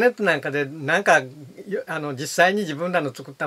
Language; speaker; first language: Japanese; native; Japanese